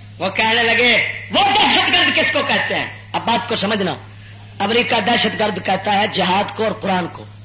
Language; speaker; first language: Urdu; non-native, local second language; Punjabi